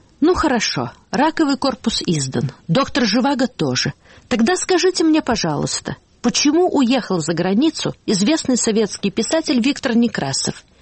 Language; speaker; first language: Russian; native; Russian